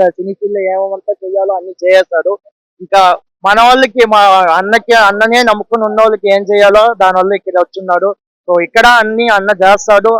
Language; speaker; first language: Telugu; native; Telugu